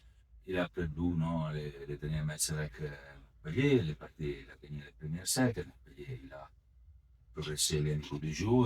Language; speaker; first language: French; non-native, learner; Italian